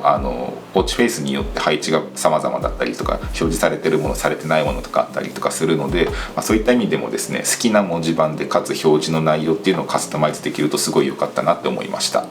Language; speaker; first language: Japanese; native; Japanese